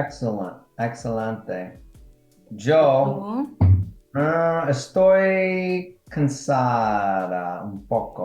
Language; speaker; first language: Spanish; non-native, learner; English